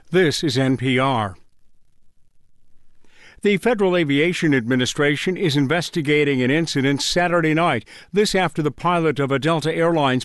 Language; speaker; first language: English; native; English